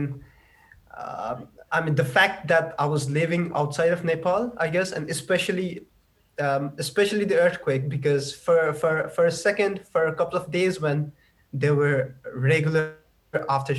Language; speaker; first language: English; non-native, local second language; Nepali